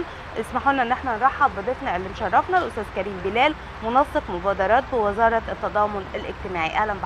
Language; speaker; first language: Arabic; native; Arabic